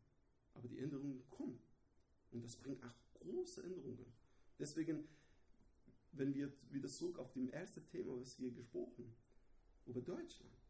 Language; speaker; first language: German; non-native, learner; Persian